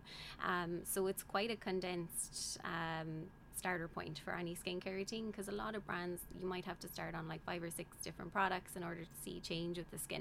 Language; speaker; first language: English; native; English